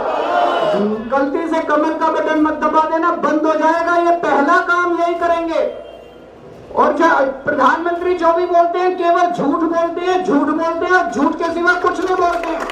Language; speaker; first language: Hindi; native; Hindi